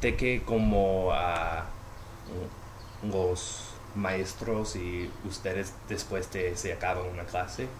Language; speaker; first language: Spanish; non-native, learner; English